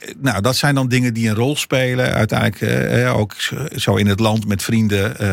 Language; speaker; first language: Dutch; non-native, fluent; Portuguese